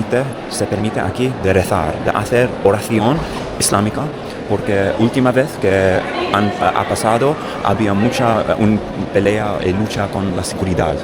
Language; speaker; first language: Spanish; non-native, learner; English